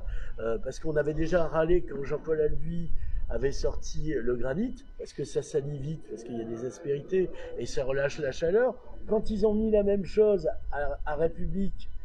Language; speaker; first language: French; native; French